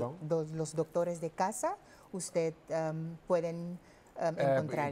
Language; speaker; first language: Spanish; non-native, fluent; Papiamento